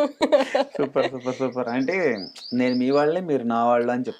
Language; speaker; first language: Telugu; native; Telugu